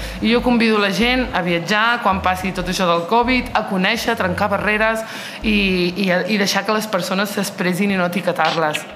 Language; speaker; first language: Catalan; early bilingual, other home language; Riffian